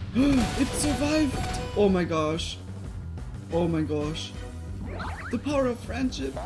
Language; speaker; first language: English; non-native, fluent; Swiss German